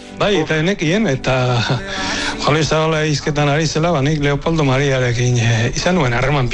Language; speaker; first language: Basque; native; Basque